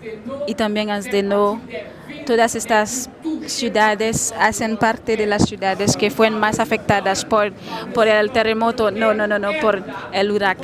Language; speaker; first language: Spanish; non-native, fluent; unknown